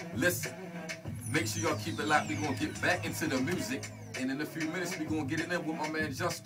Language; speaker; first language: English; native; English